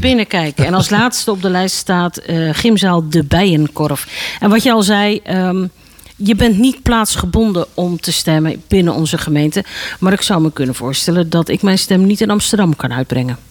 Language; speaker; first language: Dutch; native; Dutch